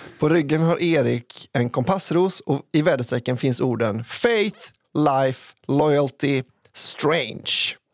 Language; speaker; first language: Swedish; native; Swedish